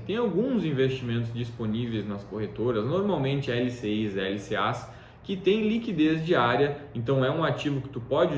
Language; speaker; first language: Portuguese; native; Portuguese